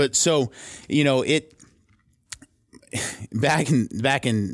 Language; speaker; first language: English; native; English